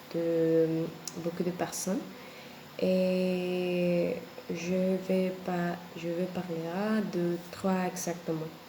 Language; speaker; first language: French; non-native, learner; Spanish